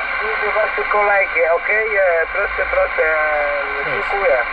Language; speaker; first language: Polish; non-native, learner; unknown